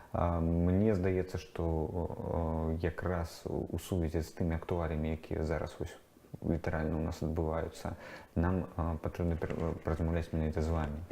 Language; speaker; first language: Belarusian; non-native, fluent; Russian